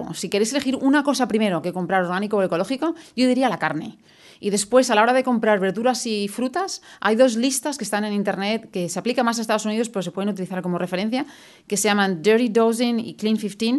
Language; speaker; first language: Spanish; native; Spanish